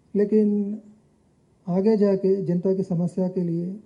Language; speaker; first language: Hindi; non-native, local second language; Telugu